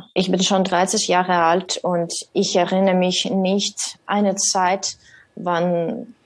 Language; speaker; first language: German; non-native, learner; Ukrainian